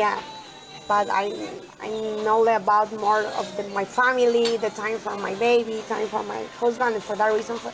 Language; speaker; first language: English; non-native, learner; Spanish